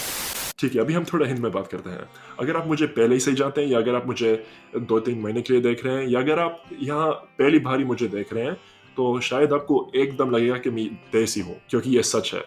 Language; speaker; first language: Hindi; early bilingual, heritage; Hindi